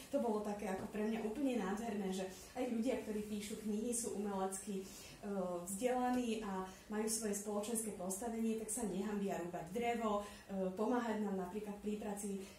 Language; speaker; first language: Slovak; native; Slovak